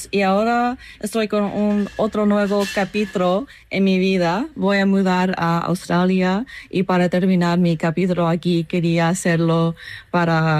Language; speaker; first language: Spanish; non-native, fluent; English